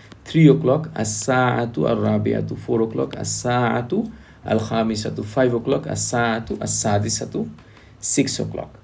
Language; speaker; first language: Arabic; non-native, fluent; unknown